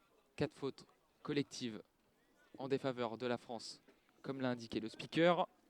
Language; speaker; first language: French; native; French